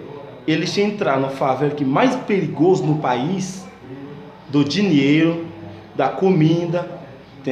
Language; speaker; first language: Portuguese; non-native, learner; Haitian Creole